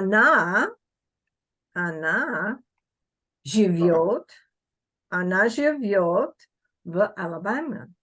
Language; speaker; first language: Russian; non-native, fluent; English